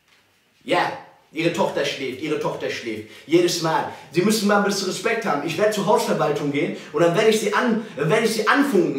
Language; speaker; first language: German; native; German